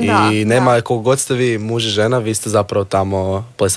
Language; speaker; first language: Serbian; native; Serbian